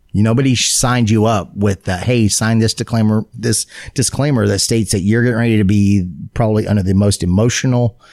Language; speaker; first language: English; native; English